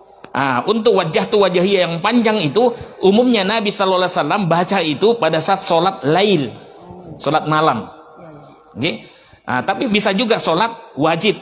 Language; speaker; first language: Indonesian; native; Indonesian